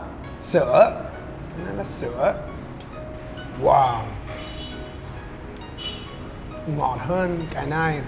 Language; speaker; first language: Vietnamese; non-native, learner; English